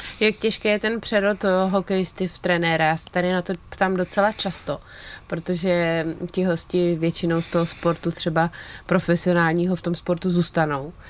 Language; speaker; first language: Czech; native; Czech